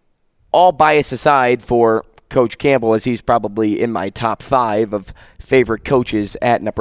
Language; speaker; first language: English; native; English